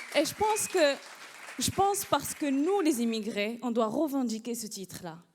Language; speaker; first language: French; non-native, local second language; Arabic